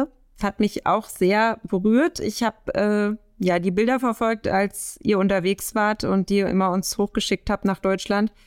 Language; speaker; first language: German; native; German